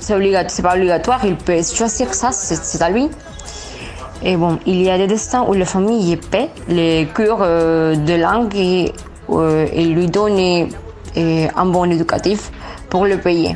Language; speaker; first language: French; non-native, learner; Spanish